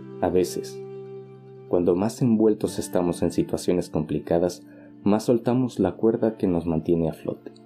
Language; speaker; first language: Spanish; native; Spanish